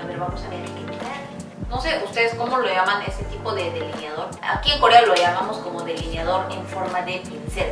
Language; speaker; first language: Spanish; non-native, fluent; Korean